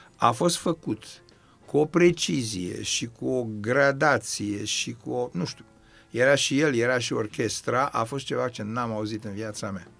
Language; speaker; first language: Romanian; native; Romanian